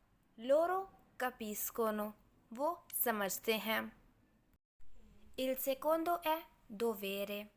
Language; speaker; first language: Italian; non-native, learner; Urdu